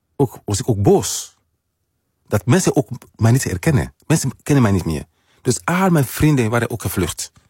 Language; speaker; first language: Dutch; non-native, fluent; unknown